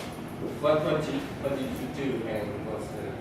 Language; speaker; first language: English; non-native, fluent; Chinese